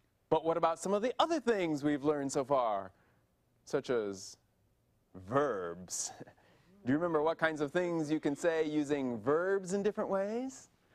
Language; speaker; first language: English; native; English